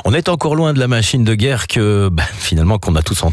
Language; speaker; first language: French; native; French